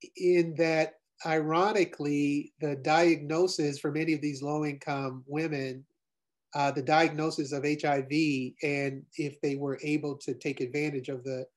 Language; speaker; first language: English; native; English